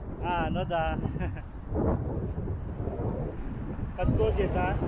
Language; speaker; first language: Russian; non-native, learner; Filipino